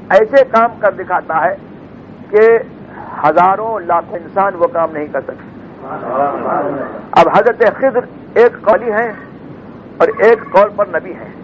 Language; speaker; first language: Urdu; native; Urdu